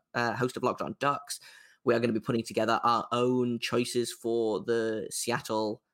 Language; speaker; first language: English; native; English